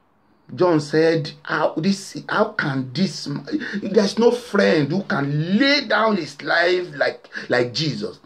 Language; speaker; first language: English; non-native, local second language; Yoruba